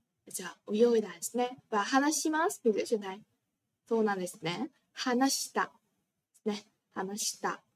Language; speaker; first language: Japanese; non-native, fluent; Vietnamese